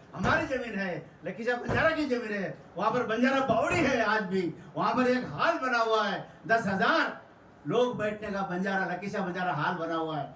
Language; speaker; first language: Hindi; non-native, local second language; Telugu